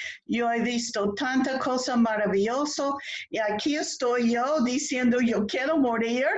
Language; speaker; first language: Spanish; non-native, fluent; English